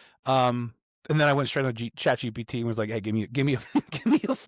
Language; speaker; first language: English; native; English